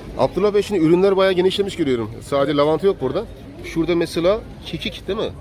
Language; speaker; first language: Turkish; native; Turkish